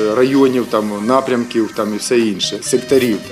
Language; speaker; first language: Ukrainian; native; Ukrainian